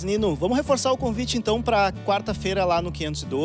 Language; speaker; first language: Portuguese; native; Portuguese